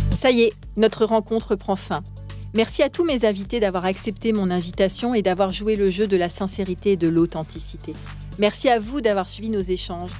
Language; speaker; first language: French; native; French